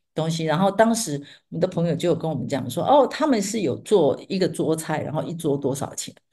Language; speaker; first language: Chinese; native; Chinese